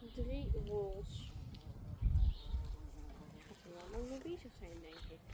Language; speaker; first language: Dutch; native; Dutch